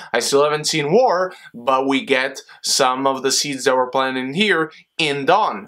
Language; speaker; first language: English; non-native, fluent; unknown